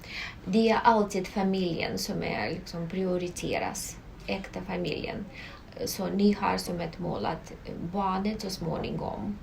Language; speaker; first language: Swedish; non-native, local second language; Russian